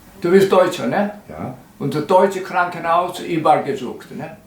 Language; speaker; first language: German; non-native, learner; Korean